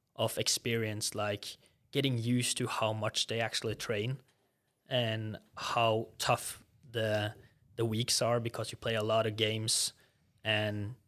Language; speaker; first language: English; non-native, fluent; Norwegian